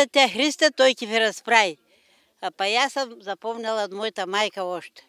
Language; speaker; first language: Bulgarian; native; Bulgarian